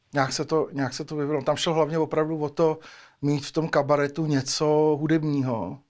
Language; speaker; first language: Czech; native; Czech